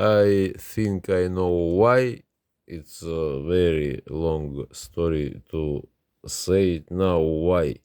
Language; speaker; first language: English; non-native, learner; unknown